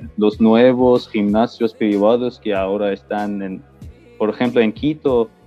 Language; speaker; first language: Spanish; non-native, learner; Persian